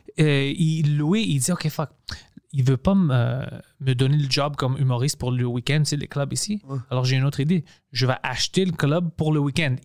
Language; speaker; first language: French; non-native, local second language; English